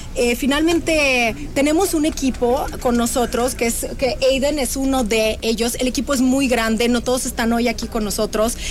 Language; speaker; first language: Spanish; non-native, fluent; Russian